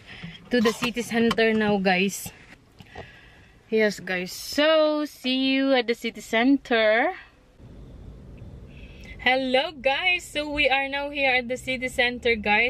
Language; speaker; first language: English; non-native, local second language; Filipino